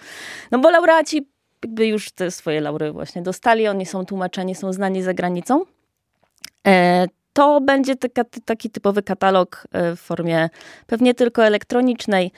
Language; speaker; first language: Polish; native; Polish